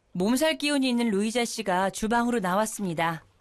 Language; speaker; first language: Korean; native; Korean